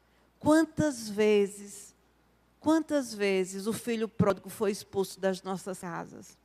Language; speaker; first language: Portuguese; native; Portuguese